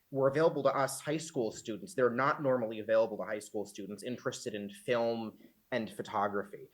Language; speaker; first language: English; native; English